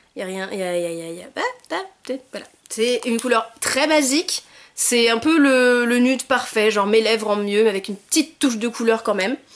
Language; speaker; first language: French; native; French